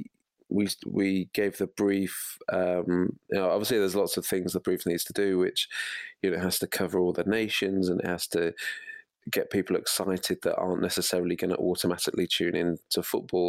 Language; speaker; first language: English; native; English